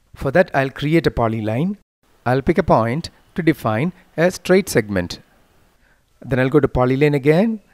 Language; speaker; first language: English; non-native, local second language; Malayalam